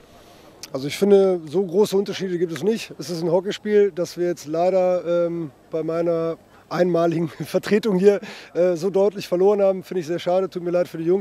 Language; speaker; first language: German; native; German